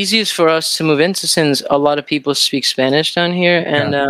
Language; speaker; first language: English; non-native, fluent; Spanish